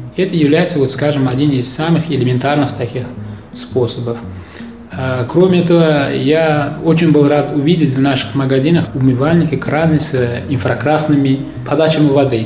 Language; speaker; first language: Russian; non-native, local second language; Uzbek